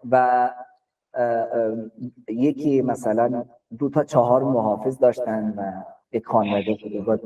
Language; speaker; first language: Persian; non-native, fluent; Urdu